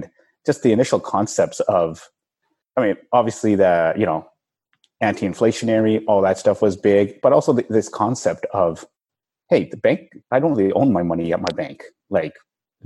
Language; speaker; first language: English; native; English